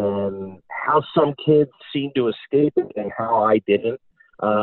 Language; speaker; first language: English; native; English